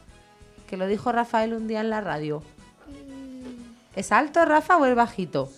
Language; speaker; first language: Spanish; native; Spanish